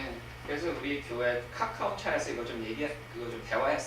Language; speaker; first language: Korean; early bilingual, heritage; English